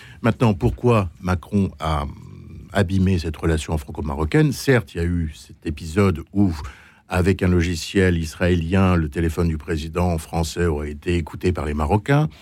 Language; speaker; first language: French; native; French